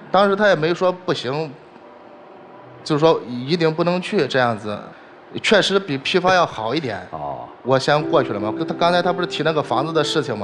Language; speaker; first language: Chinese; native; Chinese